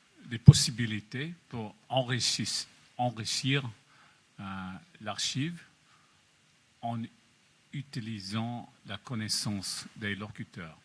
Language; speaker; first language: French; non-native, fluent; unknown